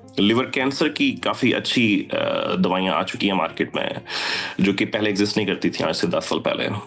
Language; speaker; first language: Urdu; native; Urdu